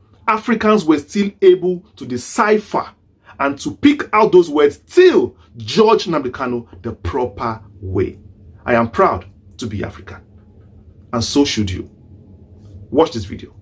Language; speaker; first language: English; non-native, local second language; Igbo